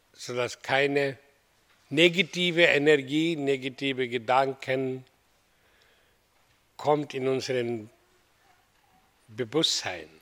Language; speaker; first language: German; non-native, fluent; Hindi